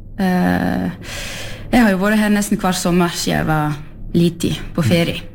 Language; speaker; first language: Norwegian; early bilingual, heritage; French